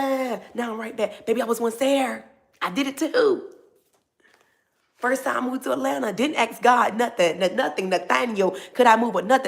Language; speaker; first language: English; native; English